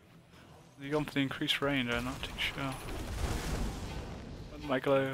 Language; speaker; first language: English; native; English